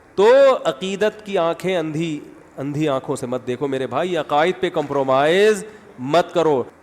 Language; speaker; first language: Urdu; native; Urdu